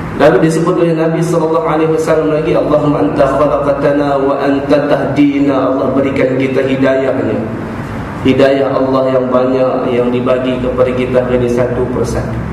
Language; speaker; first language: Malay; native; Malay